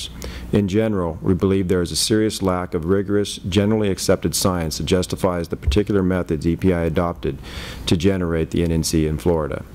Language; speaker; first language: English; native; English